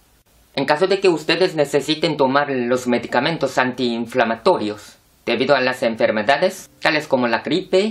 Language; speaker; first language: Spanish; non-native, fluent; Korean